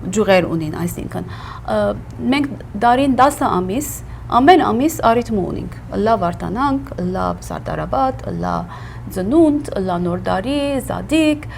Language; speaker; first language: Armenian; early bilingual, heritage; Armenian